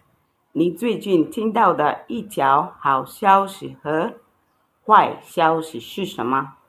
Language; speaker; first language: Chinese; non-native, fluent; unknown